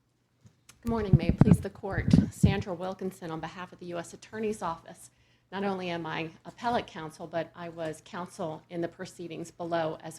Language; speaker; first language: English; native; English